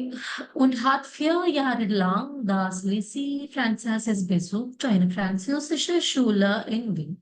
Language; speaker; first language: German; non-native, fluent; Malayalam